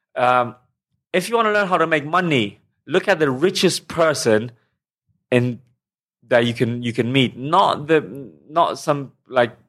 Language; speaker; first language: English; non-native, fluent; Romanian